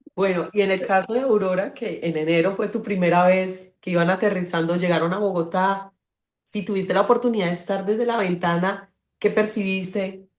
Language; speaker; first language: Spanish; native; Spanish